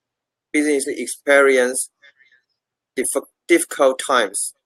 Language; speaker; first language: English; non-native, learner; Chinese